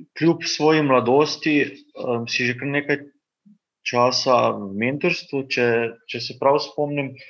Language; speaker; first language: Slovenian; native; Slovenian